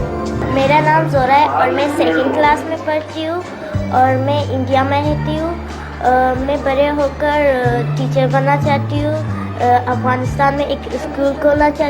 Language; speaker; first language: Hindi; early bilingual, other home language; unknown